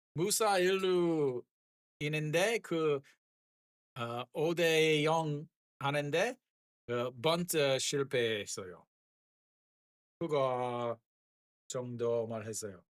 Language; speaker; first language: Korean; non-native, learner; English